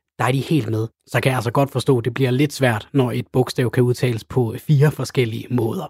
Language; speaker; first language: Danish; native; Danish